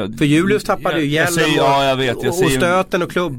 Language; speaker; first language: Swedish; native; Swedish